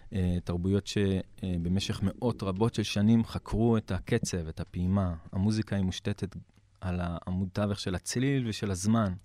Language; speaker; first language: Hebrew; early bilingual, other home language; English